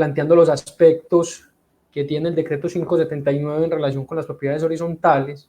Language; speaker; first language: Spanish; native; Spanish